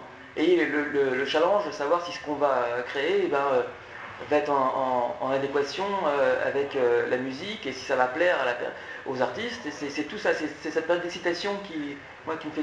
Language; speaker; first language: French; native; French